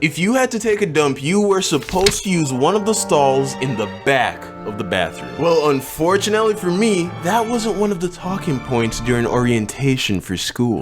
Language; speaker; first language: English; native; English